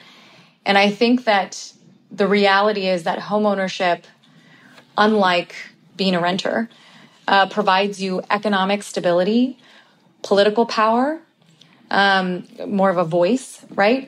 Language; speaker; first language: English; native; English